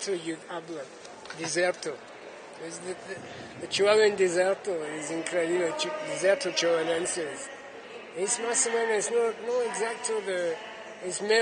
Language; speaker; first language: Spanish; non-native, learner; English